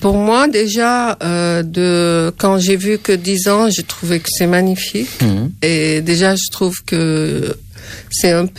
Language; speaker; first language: French; non-native, fluent; Arabic